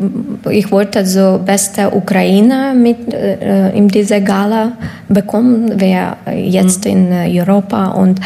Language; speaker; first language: German; non-native, learner; Ukrainian